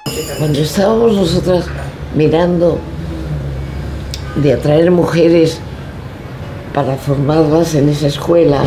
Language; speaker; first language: Spanish; native; Spanish